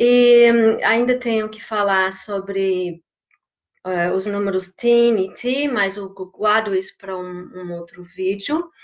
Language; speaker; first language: Portuguese; non-native, fluent; English